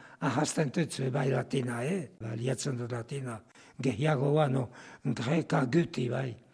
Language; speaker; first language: Basque; native; Basque